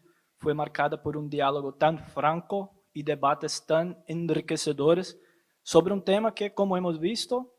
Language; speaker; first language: Spanish; non-native, fluent; Portuguese